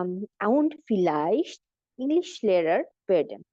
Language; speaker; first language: German; non-native, fluent; Bangla